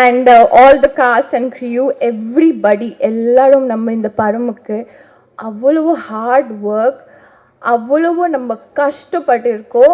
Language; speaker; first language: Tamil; non-native, local second language; Bangla